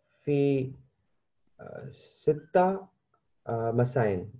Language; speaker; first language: Arabic; non-native, learner; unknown